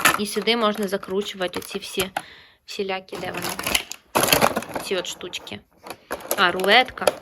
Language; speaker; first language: Ukrainian; non-native, local second language; Russian